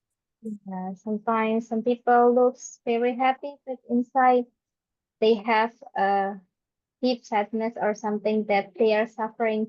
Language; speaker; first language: English; non-native, fluent; Indonesian